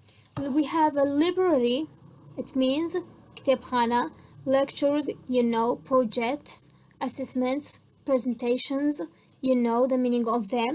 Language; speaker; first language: English; non-native, fluent; Central Kurdish